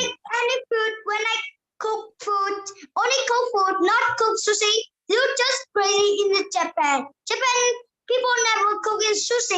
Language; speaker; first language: English; non-native, learner; Vietnamese